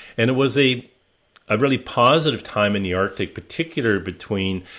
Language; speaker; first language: English; native; English